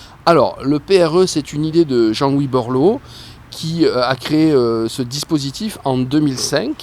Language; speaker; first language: French; native; French